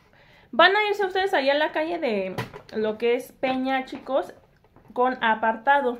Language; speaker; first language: Spanish; native; Spanish